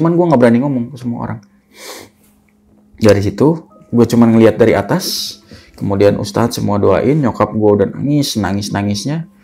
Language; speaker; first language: Indonesian; native; Indonesian